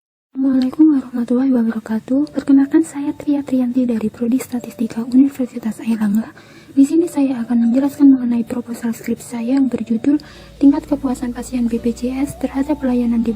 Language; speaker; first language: Indonesian; native; Indonesian